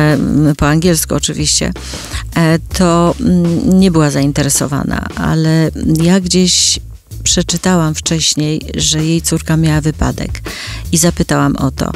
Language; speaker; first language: Polish; native; Polish